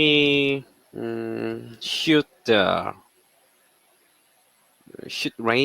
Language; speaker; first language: English; non-native, learner; Korean